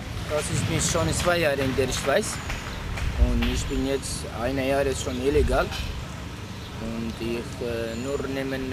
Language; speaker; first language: German; non-native, learner; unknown